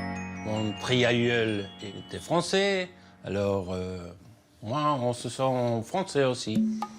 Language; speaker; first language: French; non-native, fluent; Spanish